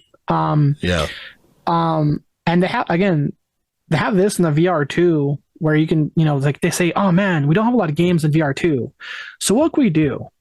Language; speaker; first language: English; native; English